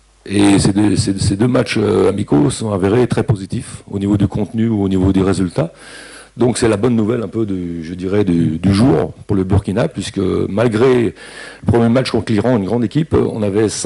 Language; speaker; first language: French; native; French